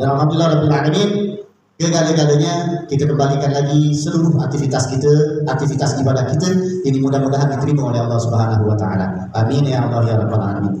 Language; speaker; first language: Malay; native; Malay